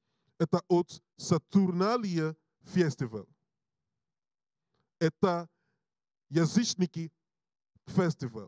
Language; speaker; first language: Russian; non-native, learner; English